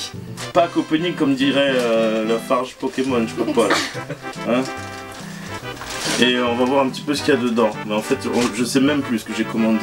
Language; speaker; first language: French; native; French